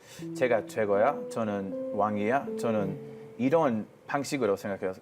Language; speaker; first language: Korean; non-native, fluent; Hebrew